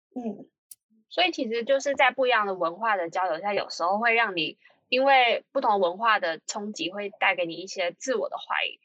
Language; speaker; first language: Chinese; native; Chinese